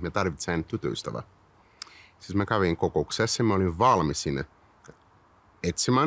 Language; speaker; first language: Finnish; non-native, fluent; Portuguese